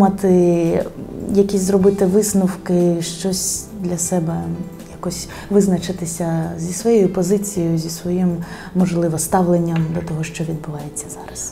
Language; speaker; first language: Ukrainian; native; Ukrainian